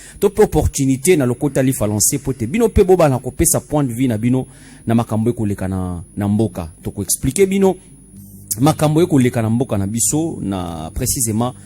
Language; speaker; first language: Lingala; non-native, local second language; Kituba (Democratic Republic of Congo)